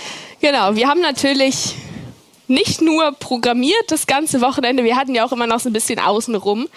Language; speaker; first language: German; native; German